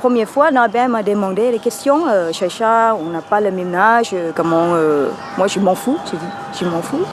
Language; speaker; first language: French; non-native, learner; Thai